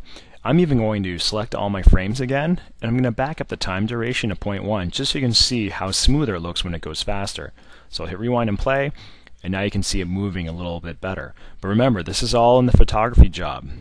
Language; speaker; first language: English; native; English